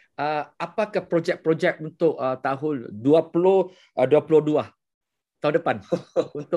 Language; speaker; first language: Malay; non-native, local second language; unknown